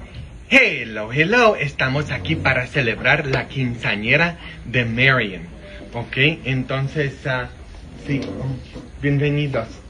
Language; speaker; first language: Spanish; non-native, fluent; English